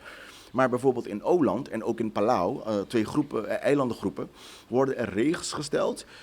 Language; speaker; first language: Dutch; non-native, local second language; Papiamento